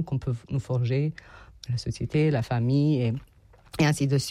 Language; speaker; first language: French; non-native, fluent; Serbian